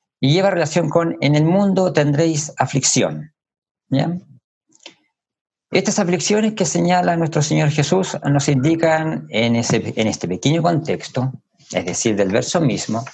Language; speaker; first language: Spanish; native; Spanish